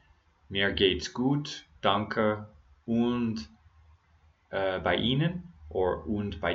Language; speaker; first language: German; non-native, learner; English